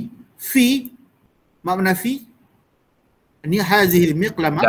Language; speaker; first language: Arabic; non-native, fluent; Malay